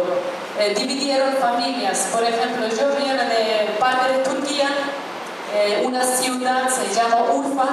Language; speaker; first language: Spanish; non-native, fluent; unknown